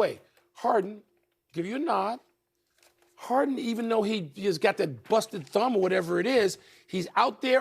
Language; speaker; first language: English; native; English